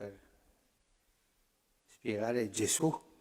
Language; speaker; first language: Italian; non-native, fluent; Spanish